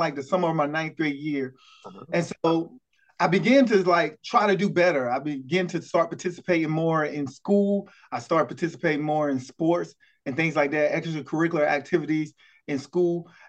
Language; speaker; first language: English; native; English